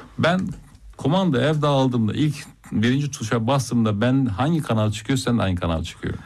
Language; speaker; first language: Turkish; non-native, local second language; Zaza